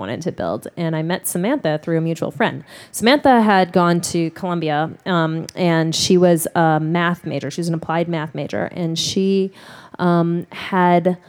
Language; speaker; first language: English; native; English